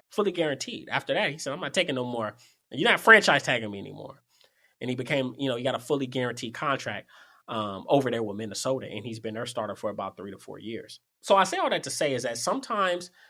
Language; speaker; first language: English; native; English